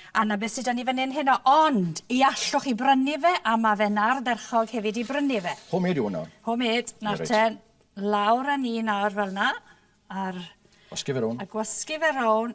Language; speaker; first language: Welsh; native; Welsh